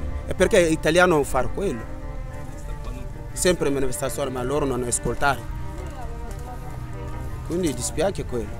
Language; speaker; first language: Italian; non-native, learner; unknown